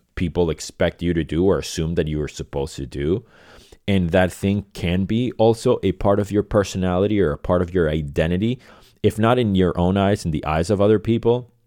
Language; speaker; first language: English; non-native, fluent; Spanish